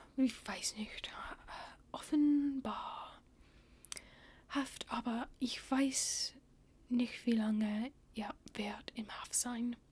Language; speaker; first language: German; non-native, learner; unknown